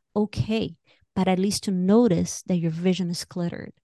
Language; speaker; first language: English; non-native, fluent; Portuguese